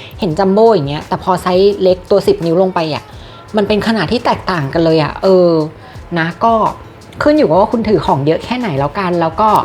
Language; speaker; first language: Thai; native; Thai